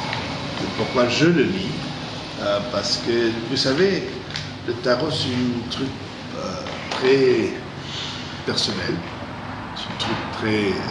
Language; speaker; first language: French; non-native, fluent; English